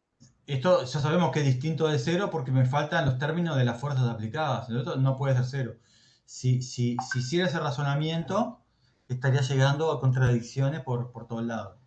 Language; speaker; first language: Spanish; native; Spanish